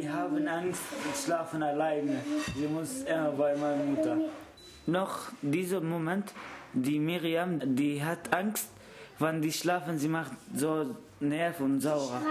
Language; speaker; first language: German; non-native, learner; Arabic